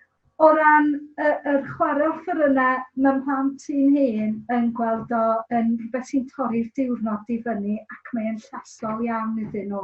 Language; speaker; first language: Welsh; native; Welsh